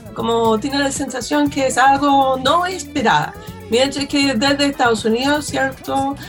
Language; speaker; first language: Spanish; non-native, fluent; English